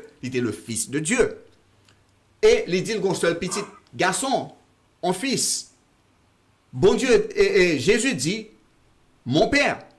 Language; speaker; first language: French; non-native, local second language; Haitian Creole